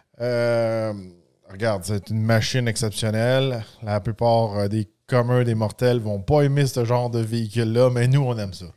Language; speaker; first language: French; native; French